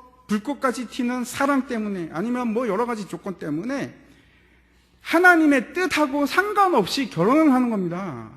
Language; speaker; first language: Korean; native; Korean